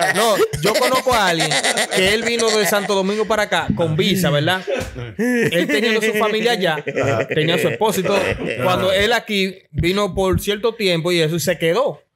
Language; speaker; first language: Spanish; native; Spanish